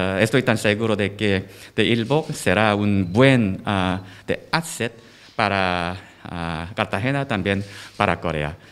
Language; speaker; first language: Spanish; non-native, learner; Korean